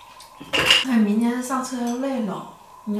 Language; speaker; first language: Chinese; native; Chinese